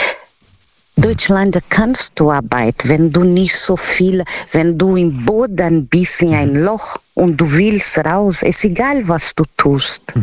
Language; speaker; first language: German; non-native, learner; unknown